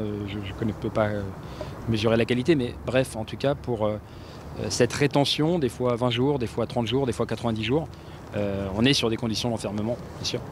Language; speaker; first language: French; native; French